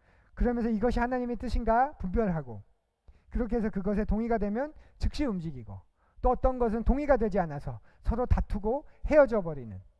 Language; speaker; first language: Korean; native; Korean